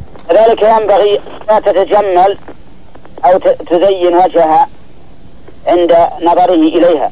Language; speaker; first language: Arabic; native; Arabic